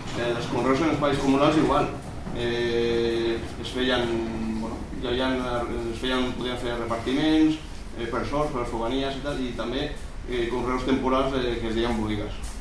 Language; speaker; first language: Catalan; non-native, local second language; Spanish